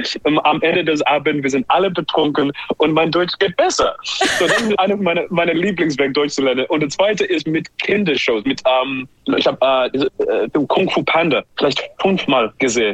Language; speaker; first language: German; non-native, learner; English